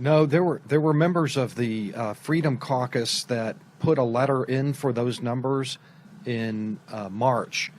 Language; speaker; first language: English; native; English